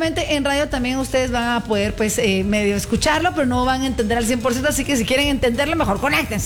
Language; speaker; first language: Spanish; native; Spanish